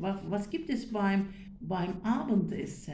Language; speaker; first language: German; non-native, fluent; Turkish